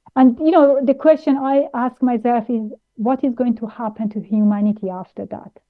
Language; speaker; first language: English; non-native, fluent; German